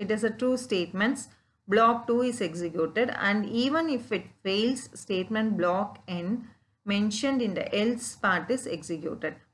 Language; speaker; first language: English; non-native, local second language; Tamil